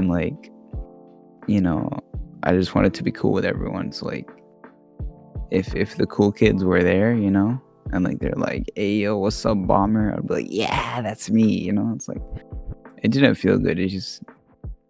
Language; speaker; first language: English; early bilingual, other home language; Arabic